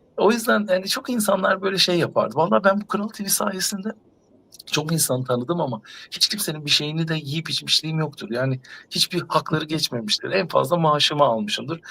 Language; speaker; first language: Turkish; native; Turkish